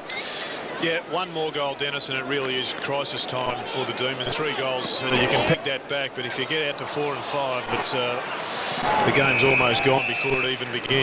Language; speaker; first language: English; native; English